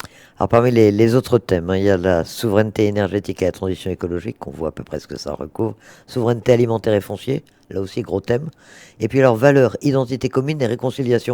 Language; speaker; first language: French; native; French